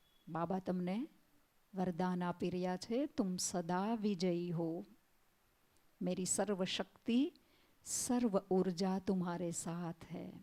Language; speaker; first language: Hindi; non-native, local second language; Gujarati